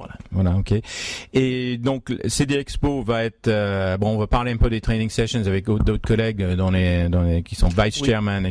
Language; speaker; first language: French; native; French